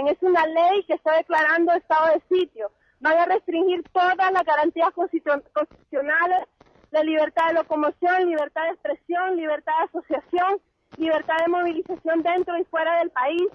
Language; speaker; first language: Spanish; native; Spanish